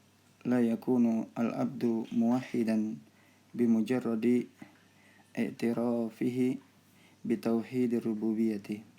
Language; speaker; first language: Arabic; non-native, fluent; Indonesian